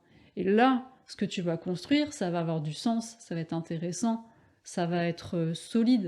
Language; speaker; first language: French; native; French